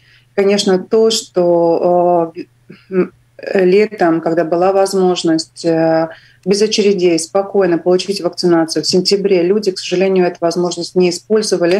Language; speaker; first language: Russian; non-native, local second language; Latvian